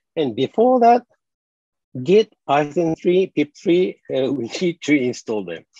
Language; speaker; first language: English; non-native, fluent; Japanese